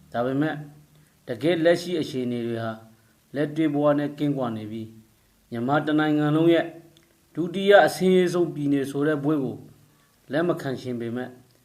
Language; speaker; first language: Burmese; native; Burmese